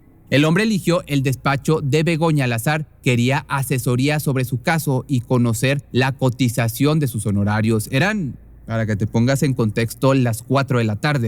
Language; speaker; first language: Spanish; native; Spanish